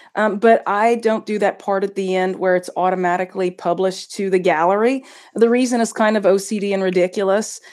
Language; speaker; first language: English; native; English